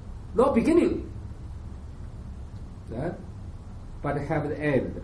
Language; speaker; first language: English; non-native, learner; Chinese